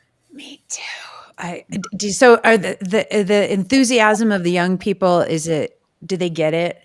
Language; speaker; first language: English; native; English